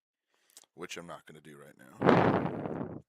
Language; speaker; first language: English; native; English